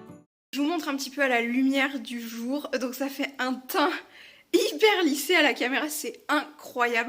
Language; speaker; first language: French; native; French